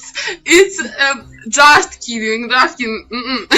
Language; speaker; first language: English; non-native, learner; Ukrainian